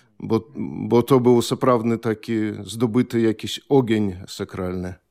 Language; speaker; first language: Polish; non-native, fluent; Belarusian